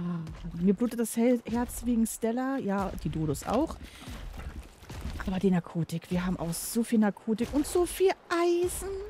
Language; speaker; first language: German; native; German